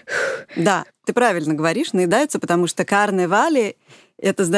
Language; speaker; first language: Russian; native; Russian